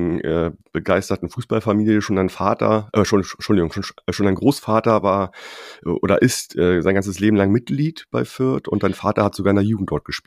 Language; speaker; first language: German; native; German